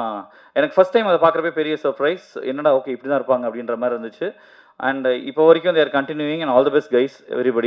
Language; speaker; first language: Tamil; native; Tamil